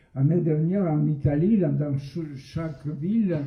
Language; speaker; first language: French; non-native, fluent; Russian